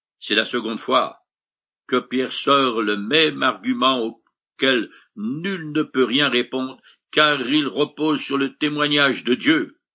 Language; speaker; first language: French; native; French